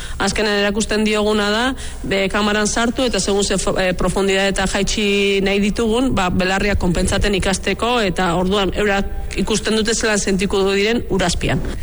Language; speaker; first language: Basque; native; Basque